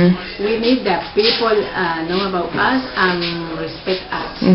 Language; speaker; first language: English; non-native, learner; Spanish